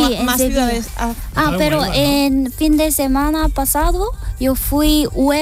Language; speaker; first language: Spanish; non-native, learner; Korean